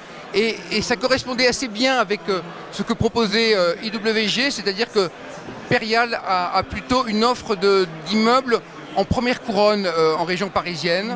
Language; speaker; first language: French; native; French